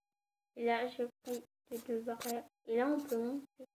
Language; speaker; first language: French; native; French